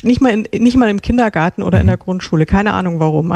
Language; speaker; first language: German; native; German